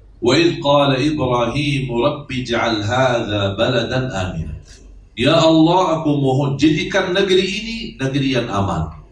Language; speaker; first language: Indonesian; non-native, fluent; Arabic